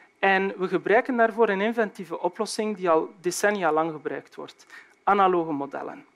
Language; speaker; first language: Dutch; native; Dutch